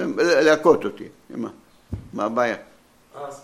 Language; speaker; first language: Hebrew; non-native, fluent; Arabic